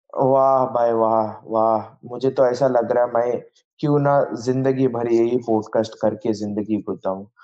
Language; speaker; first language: Hindi; non-native, local second language; Bangla